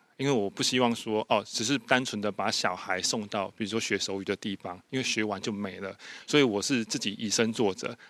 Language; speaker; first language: Chinese; native; Chinese